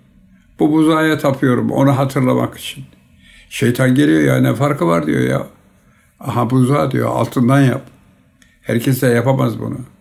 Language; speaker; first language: Turkish; native; Turkish